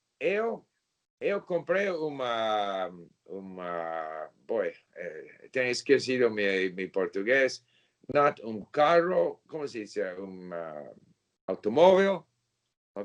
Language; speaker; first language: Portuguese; non-native, learner; English